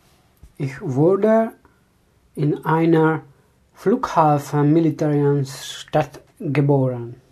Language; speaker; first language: German; non-native, learner; Hungarian